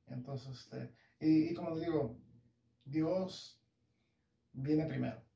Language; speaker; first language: Spanish; early bilingual, heritage; English